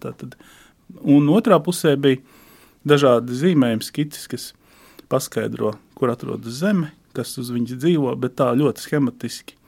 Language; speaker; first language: Latvian; native; Latvian